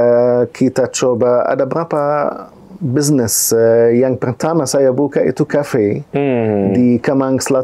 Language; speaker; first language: Indonesian; non-native, fluent; Arabic